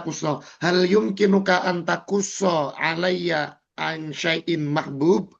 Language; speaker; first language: Arabic; non-native, learner; Indonesian